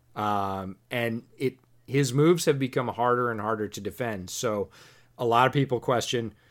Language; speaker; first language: English; native; English